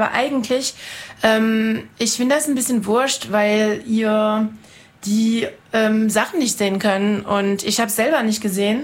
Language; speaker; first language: German; non-native, fluent; French